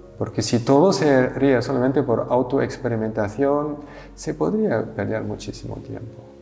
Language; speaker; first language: Spanish; non-native, fluent; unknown